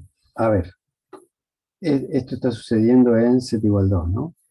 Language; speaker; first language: Spanish; native; Spanish